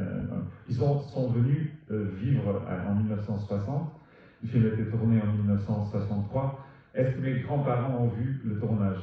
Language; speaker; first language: French; non-native, fluent; Portuguese